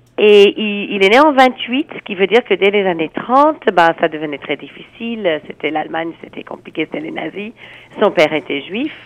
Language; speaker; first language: French; non-native, fluent; English